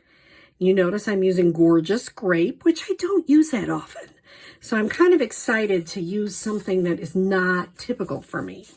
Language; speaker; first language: English; native; English